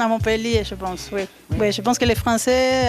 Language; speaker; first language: French; non-native, fluent; Spanish